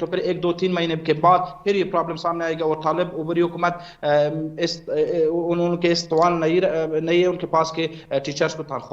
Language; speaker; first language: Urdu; non-native, fluent; Persian